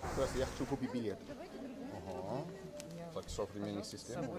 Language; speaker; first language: Russian; non-native, learner; English